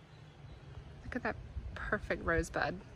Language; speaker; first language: English; native; English